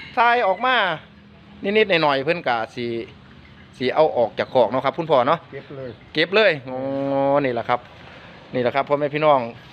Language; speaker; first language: Thai; native; Thai